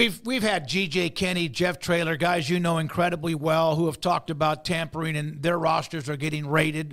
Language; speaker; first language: English; native; English